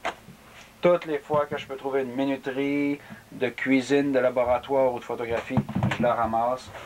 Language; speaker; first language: French; native; French